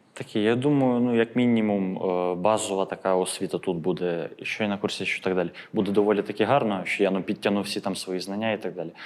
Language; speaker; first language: Ukrainian; native; Ukrainian